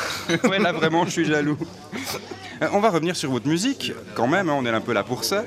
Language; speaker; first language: French; native; French